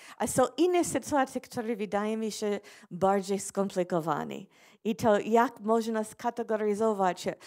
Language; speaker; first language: Polish; non-native, fluent; English